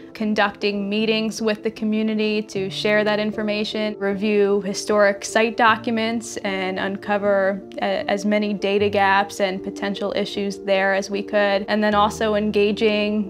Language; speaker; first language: English; native; English